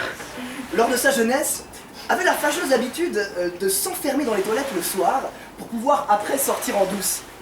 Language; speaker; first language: French; native; French